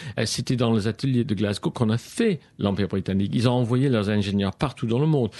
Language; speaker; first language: French; non-native, fluent; English